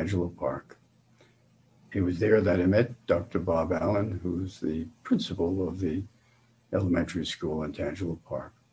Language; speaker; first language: English; native; English